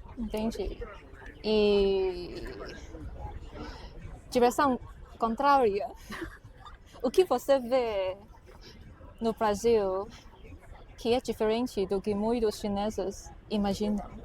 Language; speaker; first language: Portuguese; non-native, fluent; Chinese